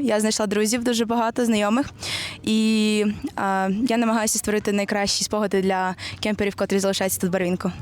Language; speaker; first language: Ukrainian; early bilingual, heritage; Ukrainian